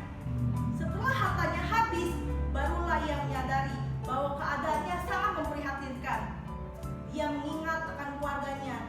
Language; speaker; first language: Indonesian; native; Indonesian